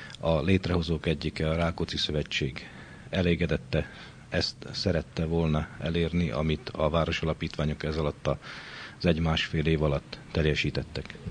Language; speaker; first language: Hungarian; native; Hungarian